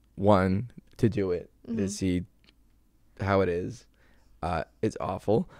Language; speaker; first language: English; native; English